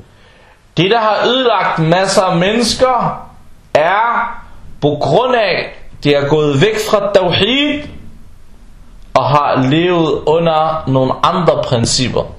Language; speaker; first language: Danish; non-native, fluent; Arabic